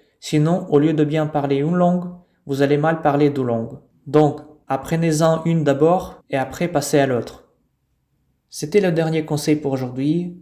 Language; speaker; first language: French; non-native, fluent; Russian